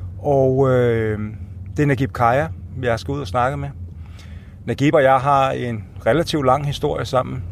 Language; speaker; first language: Danish; native; Danish